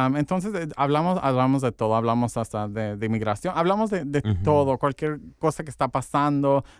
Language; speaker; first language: Spanish; early bilingual, heritage; Spanish